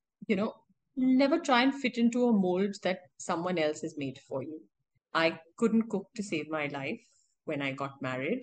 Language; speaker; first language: English; non-native, local second language; Hindi